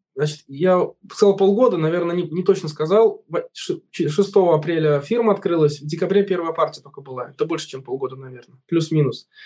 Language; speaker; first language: Russian; native; Russian